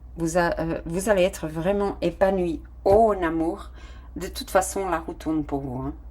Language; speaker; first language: French; non-native, fluent; Portuguese